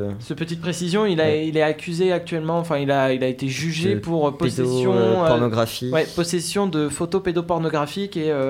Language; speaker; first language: French; native; French